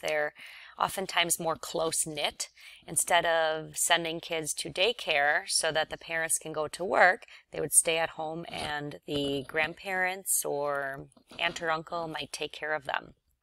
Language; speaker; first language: English; native; English